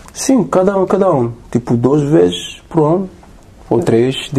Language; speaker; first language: Portuguese; non-native, learner; French